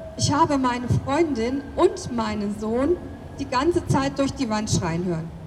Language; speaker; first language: German; native; German